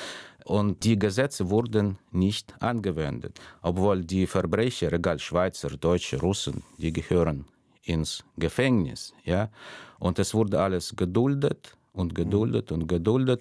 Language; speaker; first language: German; non-native, fluent; Russian